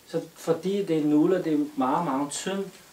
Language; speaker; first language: Danish; non-native, learner; Chinese